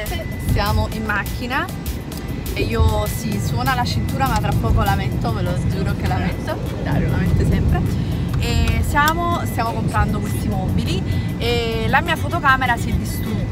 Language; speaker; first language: Italian; native; Italian